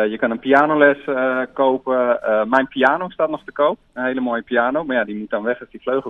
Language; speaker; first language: Dutch; native; Dutch